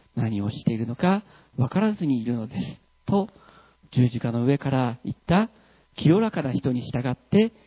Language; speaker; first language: Japanese; native; Japanese